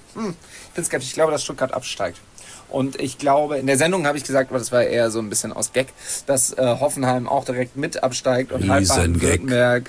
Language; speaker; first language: German; native; German